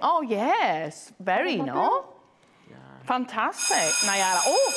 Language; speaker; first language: English; native; English